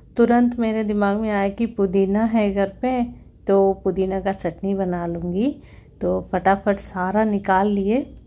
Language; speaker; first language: Hindi; non-native, local second language; Telugu